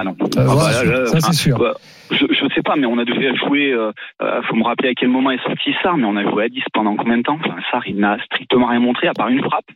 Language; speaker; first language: French; native; French